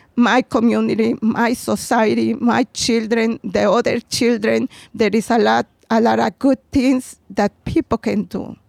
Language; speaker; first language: English; non-native, fluent; Spanish